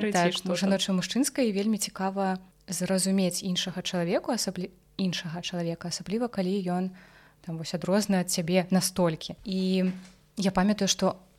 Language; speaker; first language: Belarusian; non-native, local second language; Russian